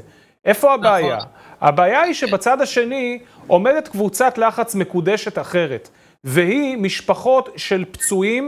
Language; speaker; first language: Hebrew; native; Hebrew